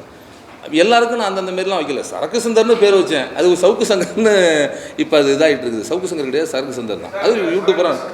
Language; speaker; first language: Tamil; native; Tamil